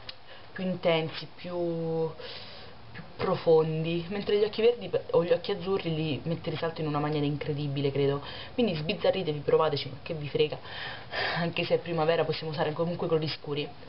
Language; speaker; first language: Italian; native; Italian